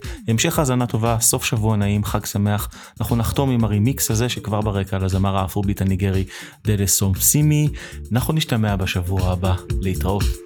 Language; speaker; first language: Hebrew; native; Hebrew